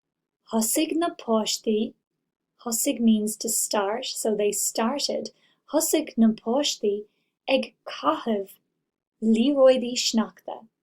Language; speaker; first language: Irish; non-native, local second language; English